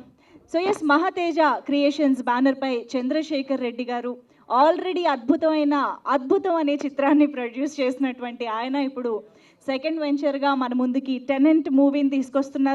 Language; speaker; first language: Telugu; native; Telugu